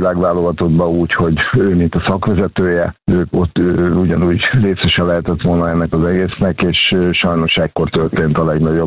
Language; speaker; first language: Hungarian; native; Hungarian